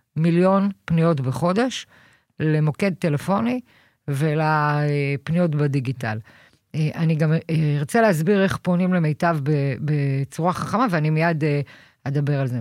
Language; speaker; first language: Hebrew; native; Hebrew